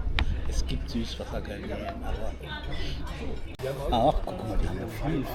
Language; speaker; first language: German; native; German